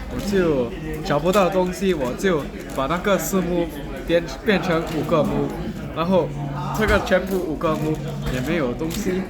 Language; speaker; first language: Chinese; non-native, learner; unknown